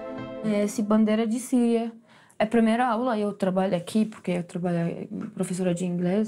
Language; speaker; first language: Portuguese; non-native, learner; Arabic